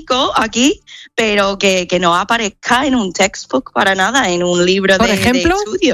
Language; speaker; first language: Spanish; non-native, fluent; English